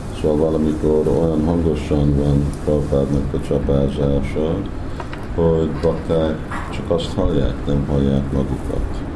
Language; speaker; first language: Hungarian; early bilingual, heritage; Hungarian